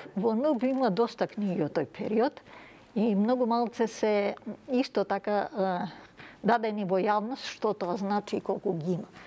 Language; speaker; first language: Macedonian; early bilingual, other home language; Serbian